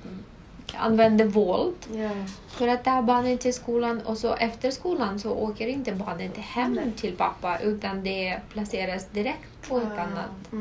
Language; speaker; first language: Swedish; non-native, fluent; Russian